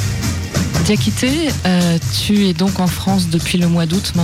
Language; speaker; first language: French; native; French